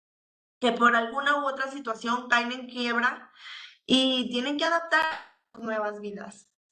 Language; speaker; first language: Spanish; native; Spanish